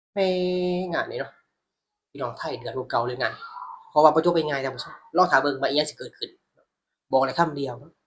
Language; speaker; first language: Thai; native; Thai